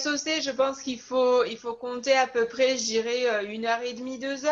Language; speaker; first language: French; native; French